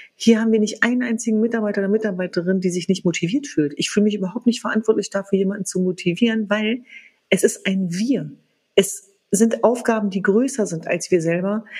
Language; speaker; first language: German; early bilingual, other home language; Kurdish